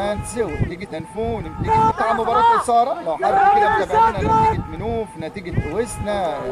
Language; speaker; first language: Arabic; native; Arabic